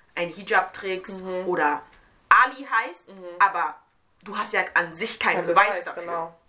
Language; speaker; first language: German; native; German